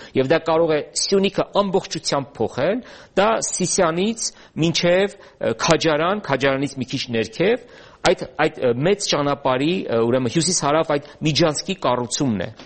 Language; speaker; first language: Armenian; native; Armenian